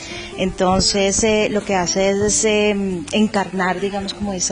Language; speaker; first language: Spanish; native; Spanish